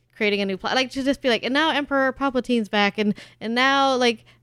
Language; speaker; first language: English; early bilingual, other home language; German